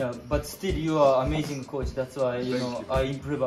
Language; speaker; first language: English; non-native, learner; Japanese